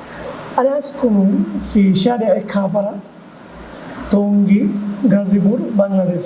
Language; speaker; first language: Arabic; non-native, fluent; Bangla